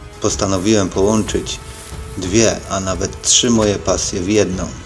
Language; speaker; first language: Polish; native; Polish